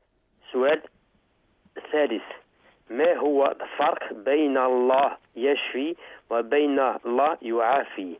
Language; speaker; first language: Arabic; non-native, learner; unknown